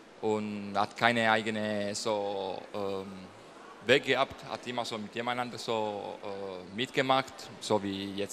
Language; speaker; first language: German; non-native, learner; Spanish